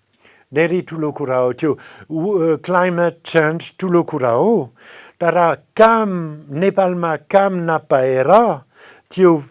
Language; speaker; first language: Nepali; non-native, fluent; French